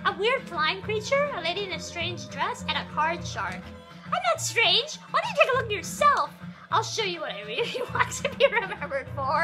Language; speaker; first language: English; native; English